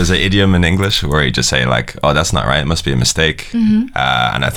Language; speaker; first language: English; native; English